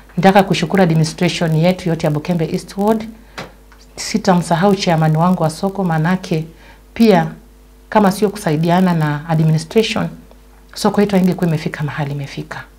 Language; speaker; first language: Swahili; non-native, local second language; Luyia